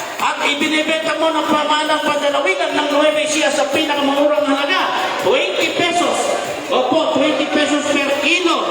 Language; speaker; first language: Filipino; native; Filipino